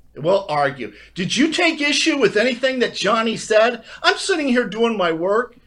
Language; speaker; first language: English; native; English